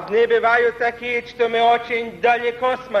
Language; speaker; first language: Russian; non-native, fluent; Polish